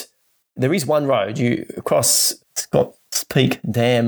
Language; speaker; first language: English; native; English